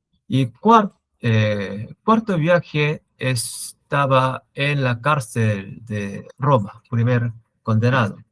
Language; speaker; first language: Spanish; non-native, learner; Korean